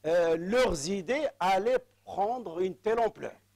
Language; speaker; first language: French; non-native, local second language; Arabic